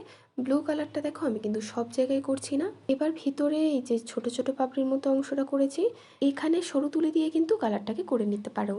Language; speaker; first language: Bangla; native; Bangla